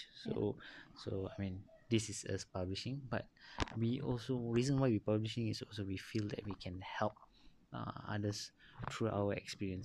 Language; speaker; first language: English; non-native, local second language; Malay